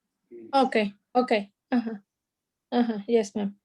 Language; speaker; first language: English; non-native, learner; Spanish